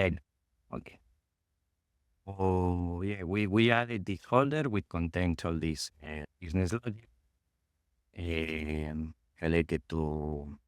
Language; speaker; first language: English; non-native, fluent; Spanish